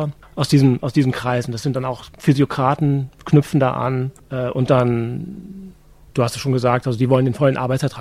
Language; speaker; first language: German; native; German